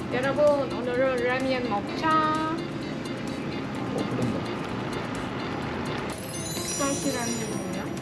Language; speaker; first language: Korean; non-native, learner; Vietnamese